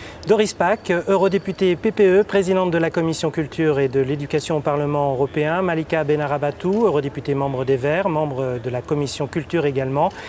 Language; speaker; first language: French; native; French